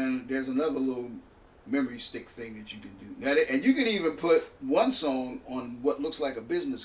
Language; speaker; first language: English; native; English